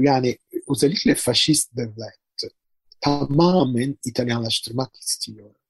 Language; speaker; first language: Turkish; non-native, fluent; Italian